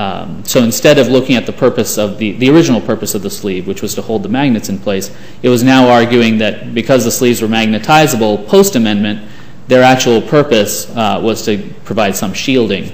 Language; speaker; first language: English; native; English